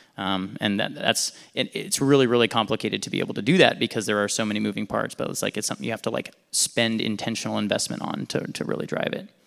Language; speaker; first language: English; native; English